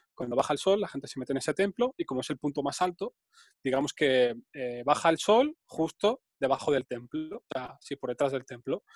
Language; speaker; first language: Spanish; native; Spanish